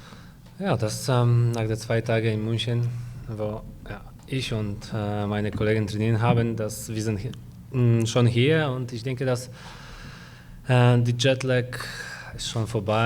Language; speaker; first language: German; non-native, fluent; Polish